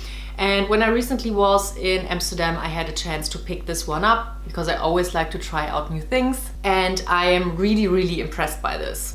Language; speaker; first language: English; non-native, fluent; German